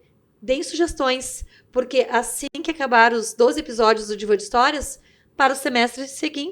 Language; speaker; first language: Portuguese; native; Portuguese